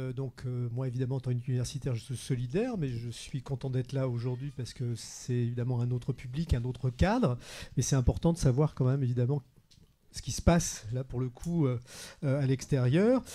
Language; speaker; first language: French; native; French